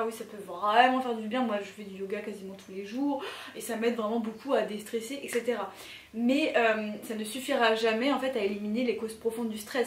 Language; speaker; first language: French; native; French